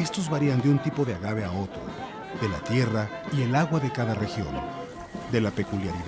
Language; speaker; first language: Spanish; native; Spanish